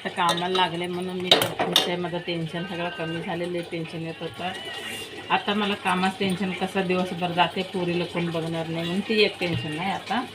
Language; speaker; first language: Marathi; non-native, local second language; Kannada